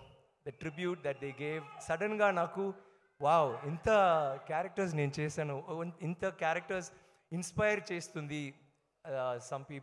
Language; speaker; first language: Telugu; non-native, learner; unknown